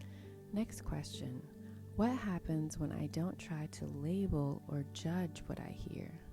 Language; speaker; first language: English; native; English